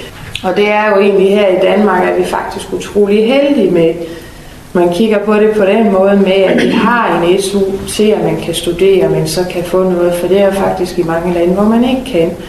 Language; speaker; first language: Danish; native; Danish